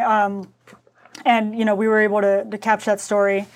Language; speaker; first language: English; early bilingual, other home language; Spanish